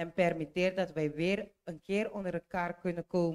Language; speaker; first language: Dutch; non-native, learner; Papiamento